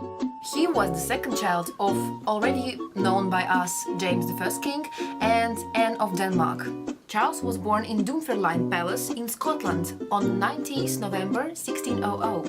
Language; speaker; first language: English; non-native, learner; Russian